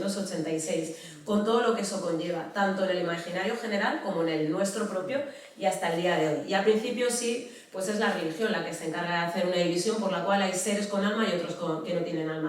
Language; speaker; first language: Spanish; native; Spanish